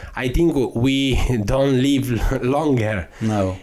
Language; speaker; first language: English; non-native, fluent; Italian